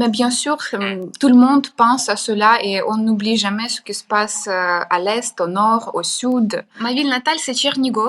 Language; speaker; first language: French; non-native, fluent; Ukrainian